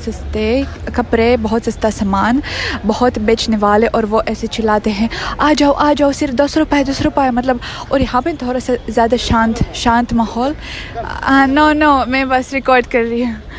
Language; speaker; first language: Hindi; non-native, fluent; Russian